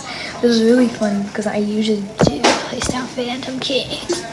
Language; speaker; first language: English; native; English